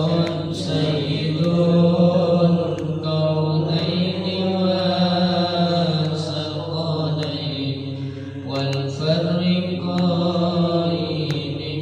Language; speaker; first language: Indonesian; native; Indonesian